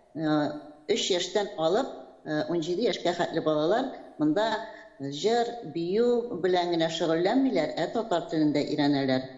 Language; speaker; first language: Tatar; native; Tatar